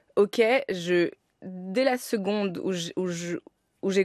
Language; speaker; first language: French; native; French